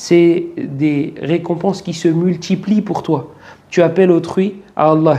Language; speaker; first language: French; native; French